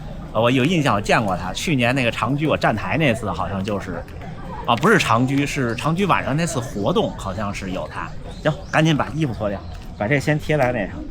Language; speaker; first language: Chinese; native; Chinese